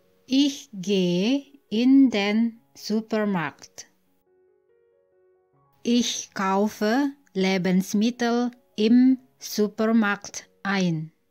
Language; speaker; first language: German; non-native, fluent; Indonesian